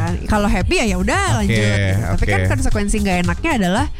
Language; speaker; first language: Indonesian; native; Indonesian